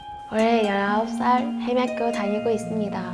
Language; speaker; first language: Korean; non-native, learner; Vietnamese